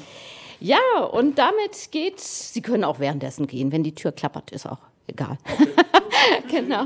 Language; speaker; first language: German; native; German